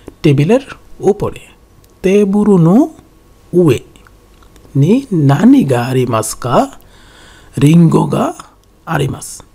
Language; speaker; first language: Japanese; non-native, learner; Bangla